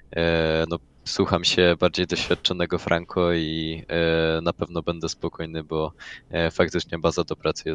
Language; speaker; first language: Polish; native; Polish